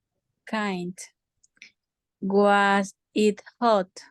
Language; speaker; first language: English; non-native, learner; Spanish